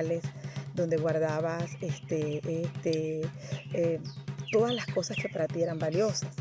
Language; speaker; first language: Spanish; non-native, local second language; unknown